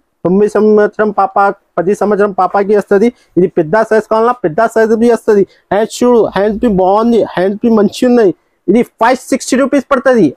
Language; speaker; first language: Telugu; non-native, local second language; Urdu